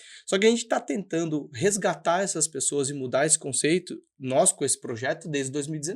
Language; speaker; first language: Portuguese; native; Portuguese